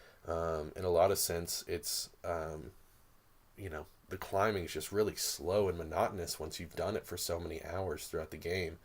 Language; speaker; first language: English; native; English